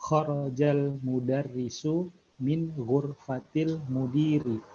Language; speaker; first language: Arabic; non-native, learner; Indonesian